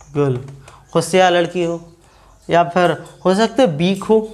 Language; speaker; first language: Hindi; native; Hindi